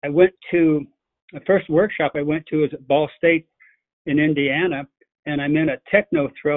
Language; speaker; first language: English; native; English